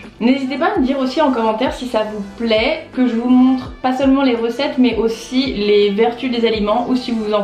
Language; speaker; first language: French; native; French